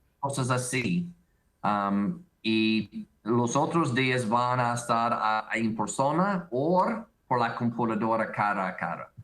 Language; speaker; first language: Spanish; non-native, learner; English